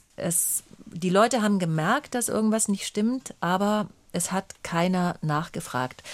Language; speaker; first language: German; native; German